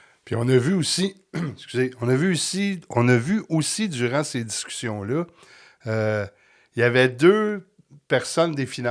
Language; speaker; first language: French; native; French